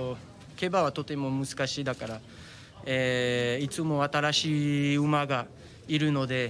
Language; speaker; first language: Japanese; non-native, fluent; French